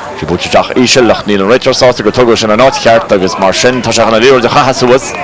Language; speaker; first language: Irish; native; Irish